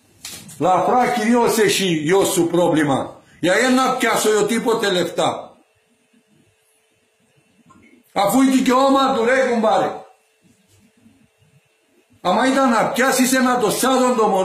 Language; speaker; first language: Greek; non-native, learner; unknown